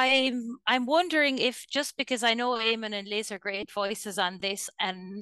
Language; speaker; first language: English; native; English